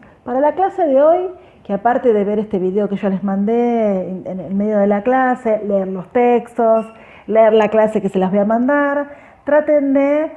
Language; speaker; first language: Spanish; native; Spanish